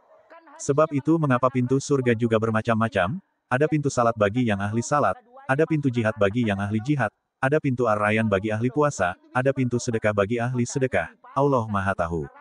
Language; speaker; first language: Indonesian; native; Indonesian